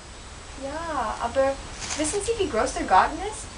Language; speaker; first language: German; non-native, learner; English